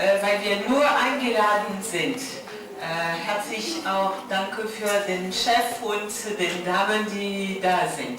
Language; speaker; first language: German; non-native, learner; French